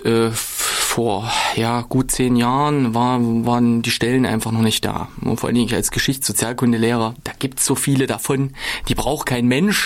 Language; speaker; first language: German; native; German